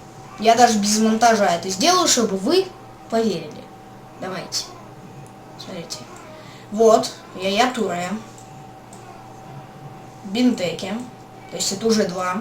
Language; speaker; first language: Russian; native; Russian